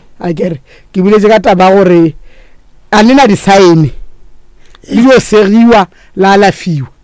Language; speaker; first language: Northern Sotho; native; Northern Sotho